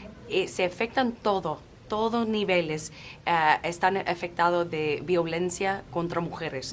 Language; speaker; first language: Spanish; non-native, fluent; English